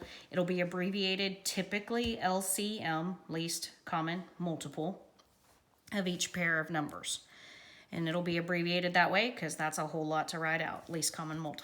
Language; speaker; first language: English; native; English